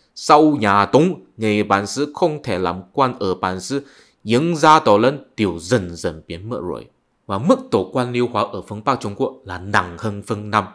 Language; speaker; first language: Vietnamese; non-native, fluent; Chinese